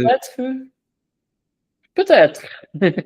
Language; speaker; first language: French; non-native, fluent; Portuguese